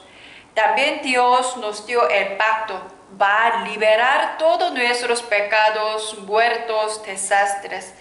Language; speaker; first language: Spanish; non-native, learner; Korean